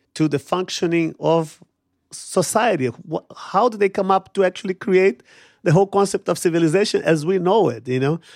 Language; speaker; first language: English; non-native, fluent; Portuguese